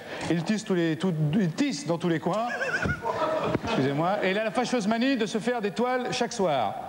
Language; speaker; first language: French; native; French